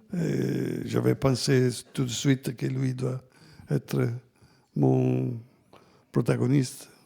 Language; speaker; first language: French; non-native, fluent; Italian